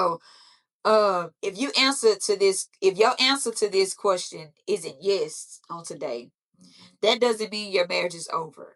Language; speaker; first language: English; native; English